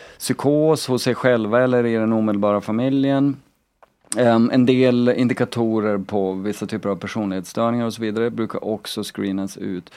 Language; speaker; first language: Swedish; native; Swedish